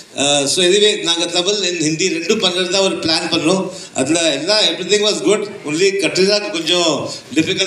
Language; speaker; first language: Tamil; non-native, learner; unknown